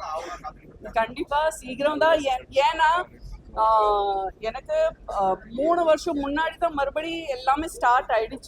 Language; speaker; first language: Tamil; non-native, fluent; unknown